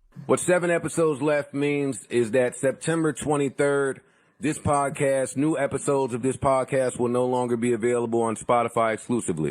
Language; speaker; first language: English; native; English